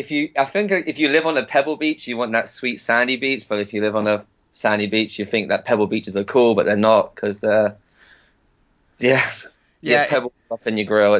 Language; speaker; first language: English; native; English